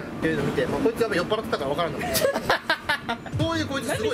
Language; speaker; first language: Japanese; native; Japanese